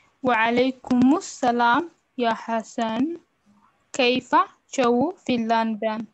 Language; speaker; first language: Arabic; non-native, learner; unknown